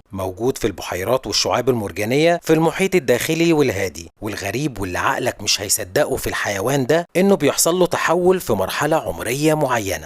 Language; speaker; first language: Arabic; native; Arabic